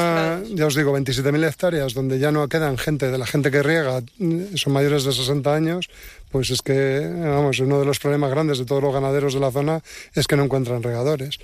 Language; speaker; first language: Spanish; native; Spanish